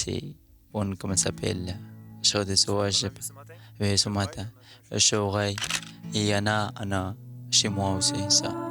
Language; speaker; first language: French; non-native, learner; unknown